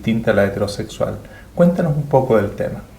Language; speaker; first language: Spanish; native; Spanish